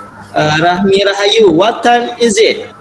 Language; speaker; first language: English; non-native, fluent; Indonesian